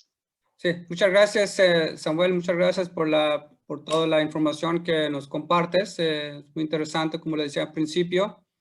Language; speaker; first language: Spanish; non-native, fluent; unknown